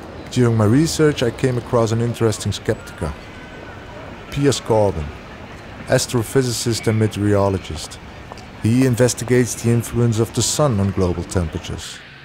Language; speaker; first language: English; non-native, fluent; Dutch